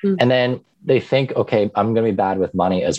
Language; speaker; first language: English; native; English